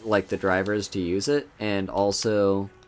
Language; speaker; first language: English; native; English